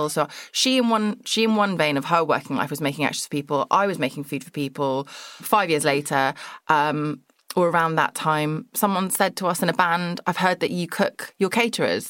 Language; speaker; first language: English; native; English